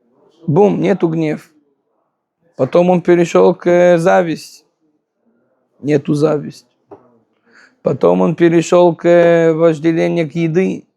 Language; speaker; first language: Russian; non-native, fluent; Hebrew